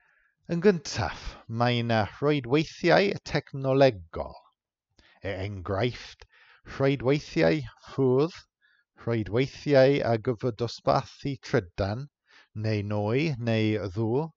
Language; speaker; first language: Welsh; non-native, fluent; English